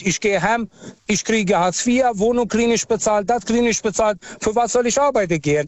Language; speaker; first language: German; non-native, fluent; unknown